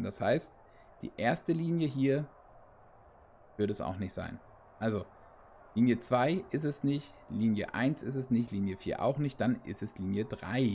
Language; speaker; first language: German; native; German